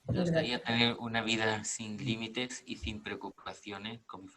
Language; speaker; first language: Spanish; native; Spanish